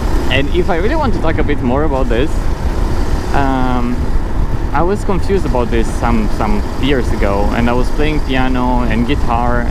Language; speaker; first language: English; non-native, fluent; Romanian